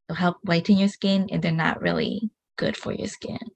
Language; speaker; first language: English; early bilingual, other home language; Hmong